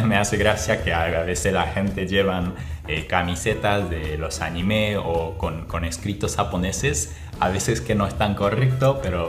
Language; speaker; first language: Spanish; non-native, fluent; Japanese